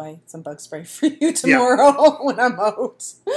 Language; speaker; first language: English; native; English